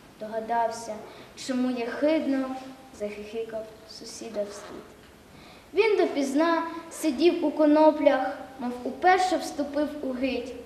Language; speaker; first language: Ukrainian; native; Ukrainian